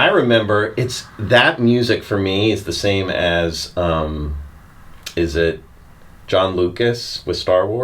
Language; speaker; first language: English; native; English